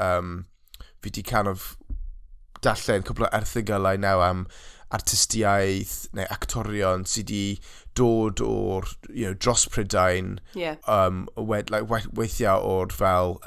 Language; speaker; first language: Welsh; non-native, local second language; English